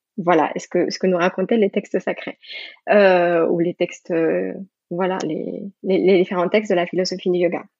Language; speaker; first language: French; non-native, fluent; Spanish